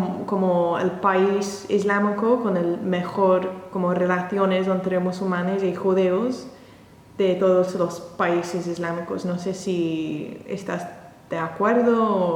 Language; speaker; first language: Spanish; non-native, learner; English